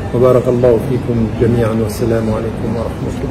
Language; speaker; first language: Arabic; non-native, fluent; French